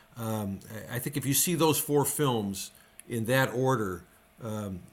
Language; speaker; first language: English; native; English